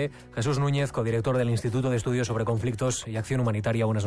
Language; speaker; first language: Spanish; native; Spanish